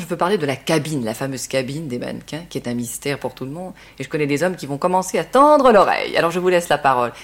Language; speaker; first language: French; native; French